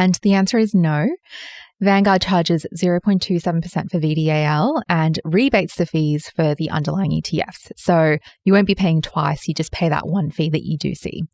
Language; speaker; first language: English; native; English